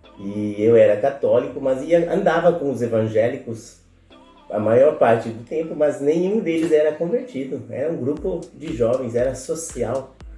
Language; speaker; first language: Portuguese; non-native, fluent; Spanish